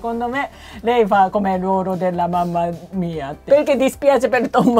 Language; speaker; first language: Italian; non-native, learner; Japanese